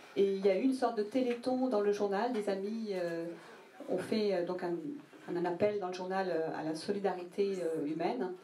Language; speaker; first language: French; non-native, fluent; Portuguese